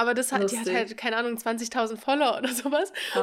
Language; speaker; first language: German; native; German